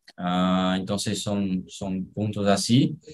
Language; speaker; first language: Spanish; non-native, learner; Portuguese